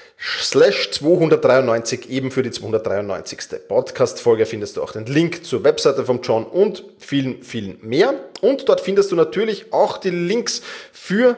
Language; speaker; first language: German; native; German